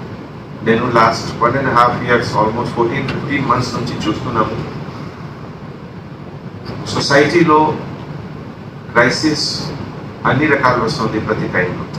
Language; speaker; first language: Telugu; non-native, fluent; Hindi